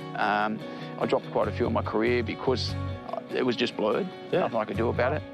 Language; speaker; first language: English; native; English